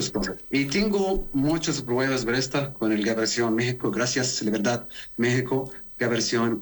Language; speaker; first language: Spanish; non-native, learner; Arabic